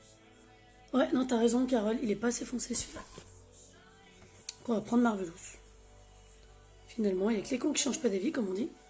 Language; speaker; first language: French; native; French